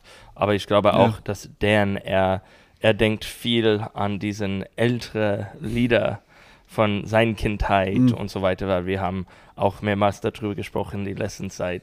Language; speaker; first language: German; non-native, learner; English